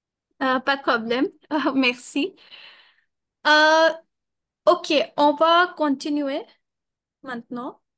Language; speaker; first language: French; non-native, learner; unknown